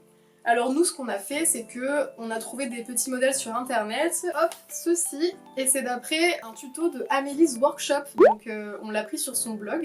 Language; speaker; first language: French; native; French